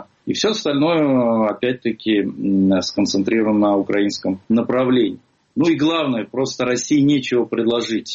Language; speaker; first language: Russian; native; Russian